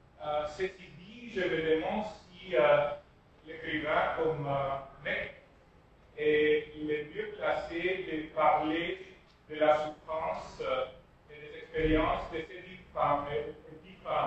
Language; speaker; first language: French; non-native, learner; Greek